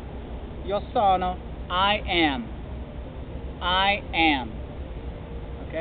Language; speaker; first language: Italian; non-native, learner; English